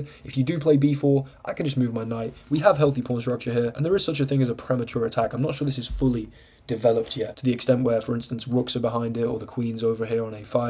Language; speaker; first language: English; native; English